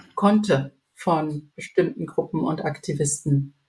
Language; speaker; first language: German; non-native, fluent; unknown